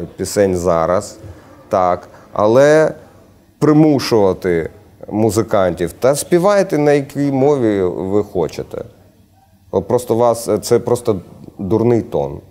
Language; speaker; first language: Ukrainian; non-native, local second language; Russian